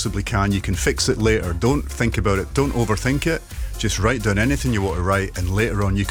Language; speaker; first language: English; native; English